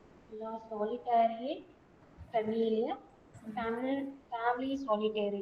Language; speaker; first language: French; non-native, learner; Tamil